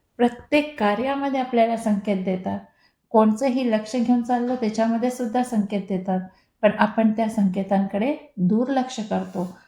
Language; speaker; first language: Marathi; non-native, local second language; Hindi